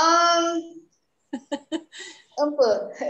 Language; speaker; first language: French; non-native, learner; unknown